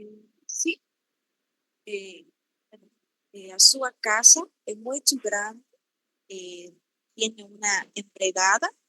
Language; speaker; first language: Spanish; non-native, learner; Portuguese